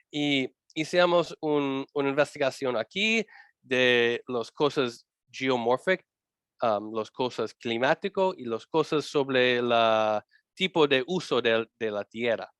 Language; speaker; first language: Spanish; non-native, learner; English